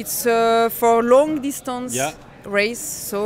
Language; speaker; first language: English; non-native, learner; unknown